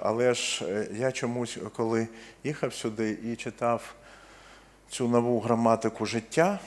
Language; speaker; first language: Ukrainian; non-native, local second language; Russian